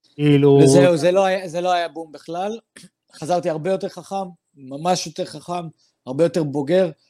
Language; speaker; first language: Hebrew; non-native, local second language; Arabic